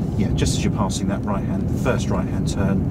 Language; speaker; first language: English; native; English